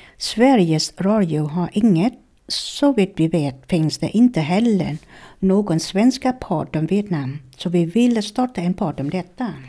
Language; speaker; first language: Swedish; non-native, fluent; Vietnamese